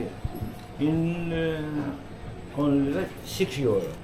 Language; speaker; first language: English; non-native, learner; Greek